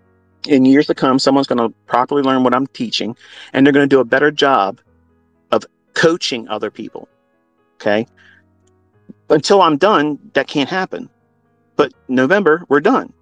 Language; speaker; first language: English; native; English